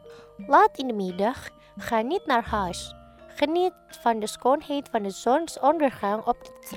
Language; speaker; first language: Dutch; non-native, fluent; Indonesian